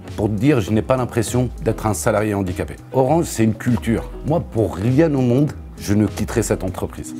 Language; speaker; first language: French; native; French